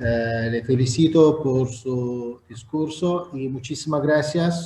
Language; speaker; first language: Spanish; non-native, fluent; Azerbaijani